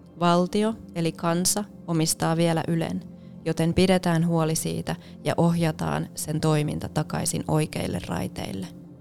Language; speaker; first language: Finnish; native; Finnish